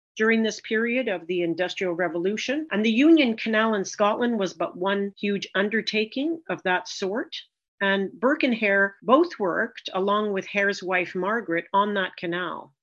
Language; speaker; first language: English; native; English